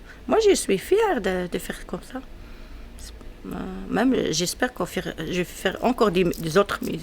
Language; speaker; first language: French; non-native, learner; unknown